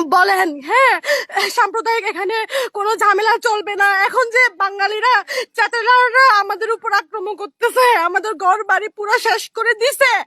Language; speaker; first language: Bangla; non-native, local second language; Chakma